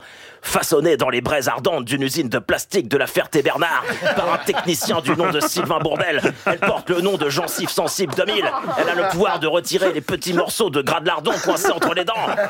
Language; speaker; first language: French; native; French